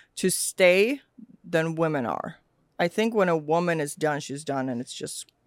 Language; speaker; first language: English; early bilingual, other home language; Swedish